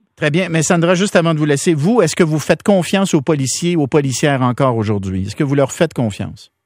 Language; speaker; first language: French; native; French